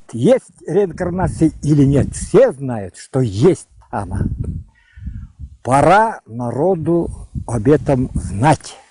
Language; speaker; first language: Russian; non-native, local second language; Yakut